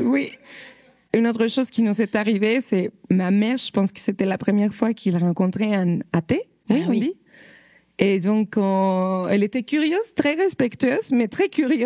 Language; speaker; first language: French; non-native, fluent; Spanish